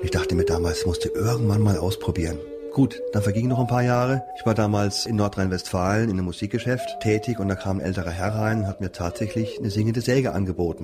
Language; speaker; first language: German; native; German